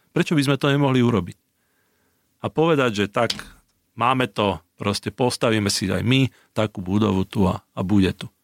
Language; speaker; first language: Slovak; native; Slovak